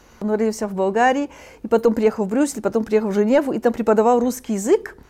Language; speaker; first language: Russian; early bilingual, heritage; Russian